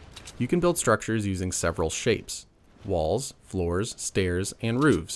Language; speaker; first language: English; native; English